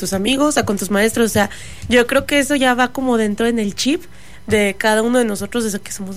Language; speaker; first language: Spanish; native; Spanish